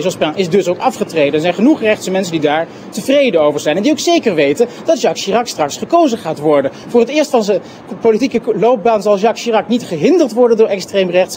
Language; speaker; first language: Dutch; native; Dutch